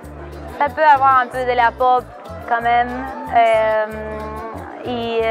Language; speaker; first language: French; non-native, fluent; Spanish